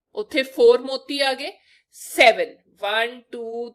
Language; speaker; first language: Hindi; non-native, local second language; Punjabi